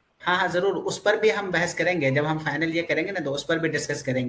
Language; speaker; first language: Hindi; native; Hindi